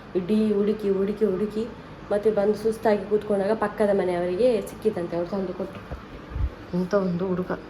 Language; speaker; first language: Kannada; non-native, local second language; Tulu